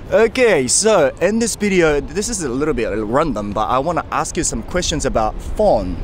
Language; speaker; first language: English; non-native, fluent; Japanese